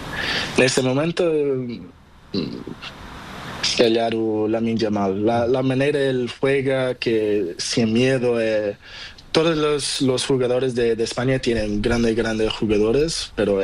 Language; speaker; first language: Spanish; non-native, learner; Portuguese